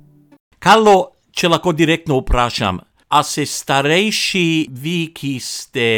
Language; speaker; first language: Slovenian; non-native, local second language; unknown